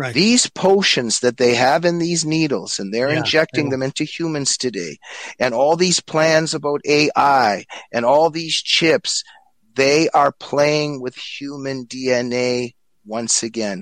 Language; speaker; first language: English; native; English